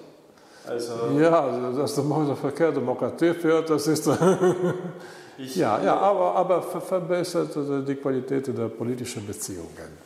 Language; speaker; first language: German; non-native, learner; Italian